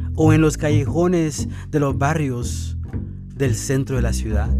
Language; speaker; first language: Spanish; early bilingual, heritage; Spanish